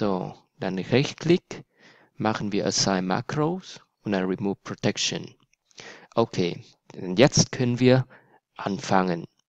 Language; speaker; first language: German; non-native, fluent; Vietnamese